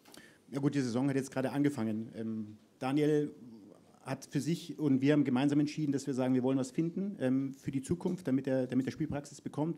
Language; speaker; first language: German; native; German